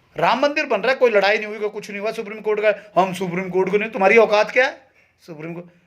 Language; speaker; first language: Hindi; native; Hindi